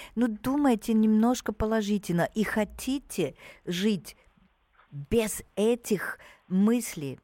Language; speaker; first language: Russian; non-native, fluent; German